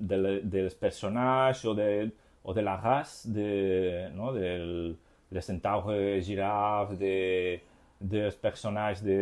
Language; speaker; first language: French; non-native, learner; Spanish